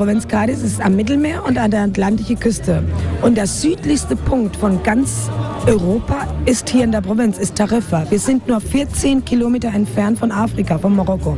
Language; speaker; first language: German; non-native, fluent; Spanish